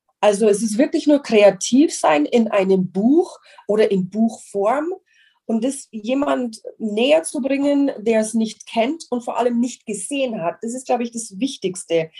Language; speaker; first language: German; non-native, fluent; English